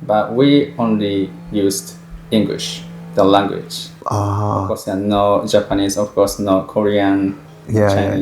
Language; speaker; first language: English; non-native, fluent; Japanese